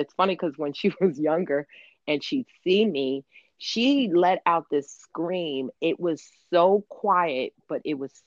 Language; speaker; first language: English; native; English